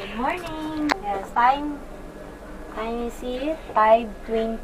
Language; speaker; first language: English; non-native, learner; Filipino